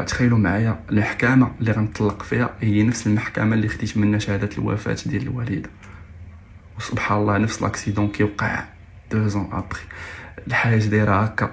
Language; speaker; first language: Arabic; native; Arabic